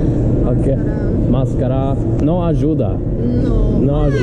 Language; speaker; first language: Portuguese; non-native, learner; Norwegian